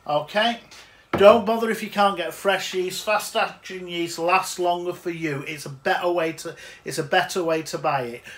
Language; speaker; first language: English; native; English